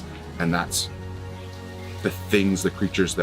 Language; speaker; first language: English; native; English